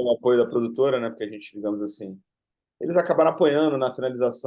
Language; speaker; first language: Portuguese; native; Portuguese